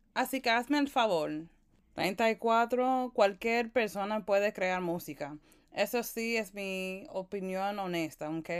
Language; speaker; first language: Spanish; early bilingual, heritage; Spanish